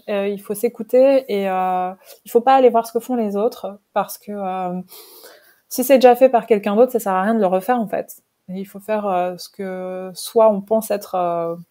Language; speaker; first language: French; native; French